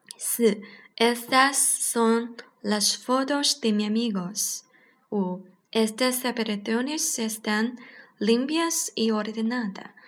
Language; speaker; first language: Spanish; non-native, learner; Chinese